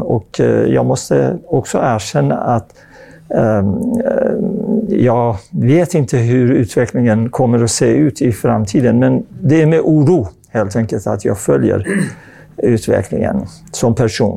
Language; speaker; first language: Swedish; non-native, fluent; Persian